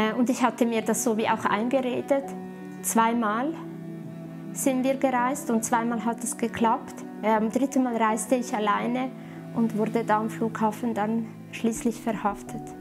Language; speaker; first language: German; early bilingual, other home language; Italian